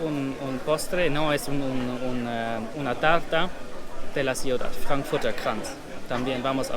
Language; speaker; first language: Spanish; non-native, learner; German